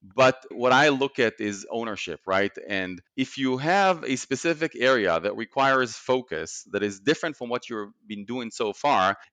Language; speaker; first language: English; non-native, fluent; Hebrew